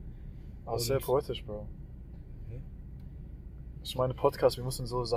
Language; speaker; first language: German; non-native, learner; Arabic